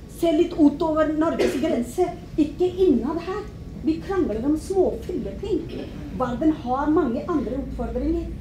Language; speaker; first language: Norwegian; non-native, fluent; Punjabi